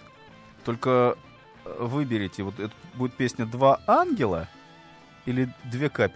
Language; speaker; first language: Russian; native; Russian